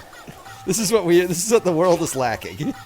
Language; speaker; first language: English; native; English